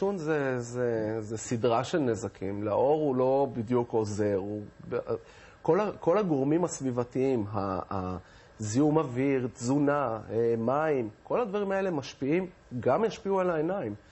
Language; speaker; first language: Hebrew; native; Hebrew